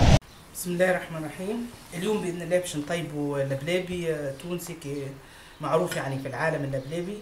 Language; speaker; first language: Arabic; native; Arabic